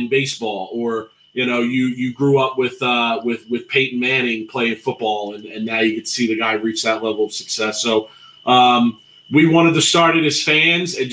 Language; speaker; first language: English; native; English